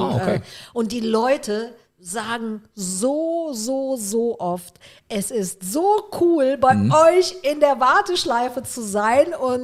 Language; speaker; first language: German; native; German